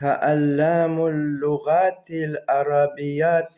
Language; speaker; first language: Arabic; non-native, learner; Uzbek